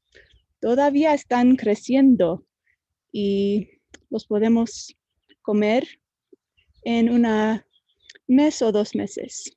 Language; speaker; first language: Spanish; non-native, fluent; English